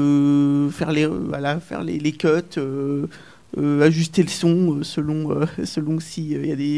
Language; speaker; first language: French; native; French